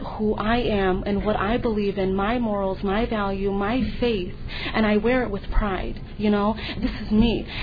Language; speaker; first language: English; native; English